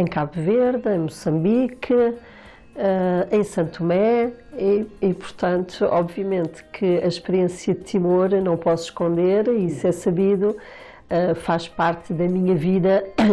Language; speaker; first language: Portuguese; native; Portuguese